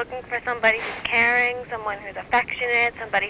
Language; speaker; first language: English; native; English